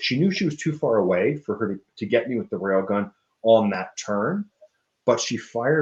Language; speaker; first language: English; native; English